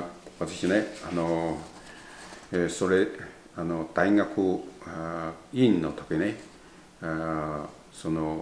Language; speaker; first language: Japanese; non-native, learner; Chinese